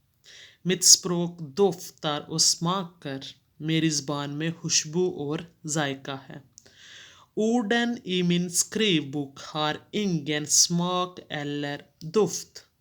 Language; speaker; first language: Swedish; non-native, fluent; Urdu